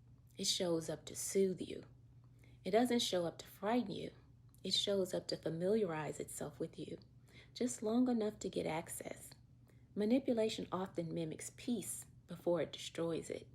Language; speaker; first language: English; native; English